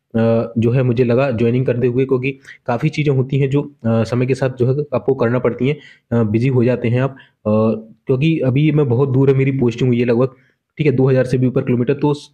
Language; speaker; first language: Hindi; native; Hindi